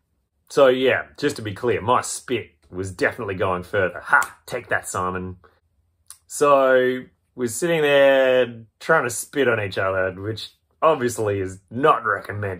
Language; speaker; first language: English; native; English